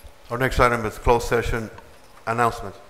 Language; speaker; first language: English; native; English